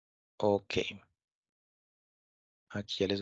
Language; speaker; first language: Spanish; native; Spanish